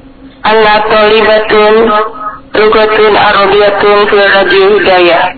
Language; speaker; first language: Arabic; non-native, learner; Indonesian